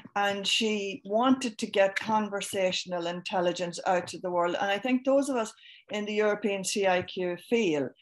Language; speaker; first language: English; native; English